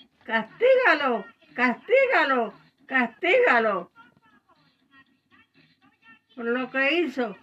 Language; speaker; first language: Spanish; native; Spanish